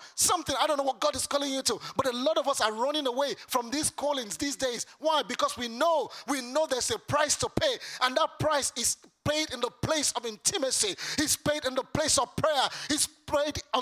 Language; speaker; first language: English; non-native, local second language; Yoruba